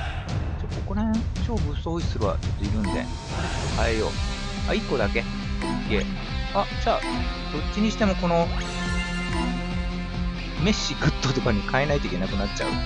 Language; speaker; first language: Japanese; native; Japanese